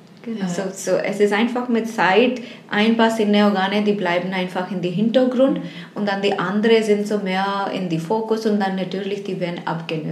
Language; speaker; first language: German; non-native, fluent; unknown